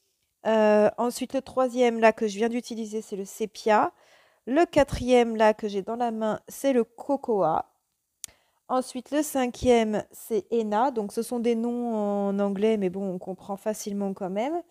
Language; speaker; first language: French; native; French